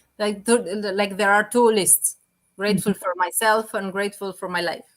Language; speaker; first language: English; non-native, fluent; Romanian